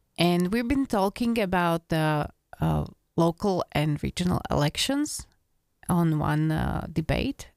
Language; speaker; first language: English; non-native, fluent; Slovak